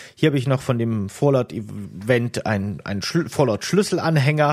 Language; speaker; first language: German; native; German